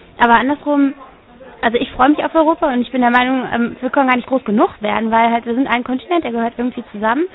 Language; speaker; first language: German; native; German